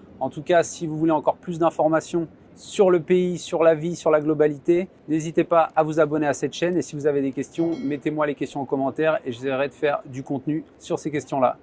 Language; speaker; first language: French; native; French